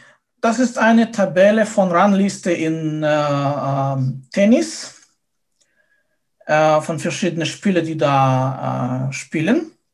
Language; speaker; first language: German; non-native, fluent; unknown